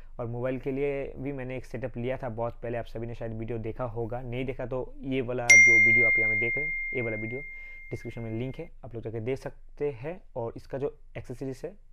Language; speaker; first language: Hindi; non-native, local second language; Bangla